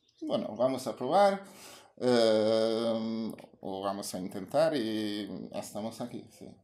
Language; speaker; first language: Spanish; non-native, fluent; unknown